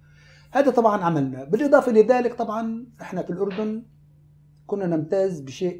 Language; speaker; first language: Arabic; native; Arabic